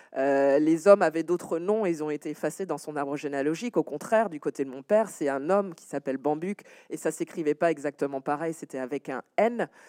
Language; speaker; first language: French; native; French